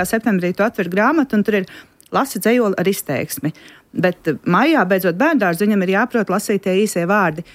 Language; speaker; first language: Latvian; native; Latvian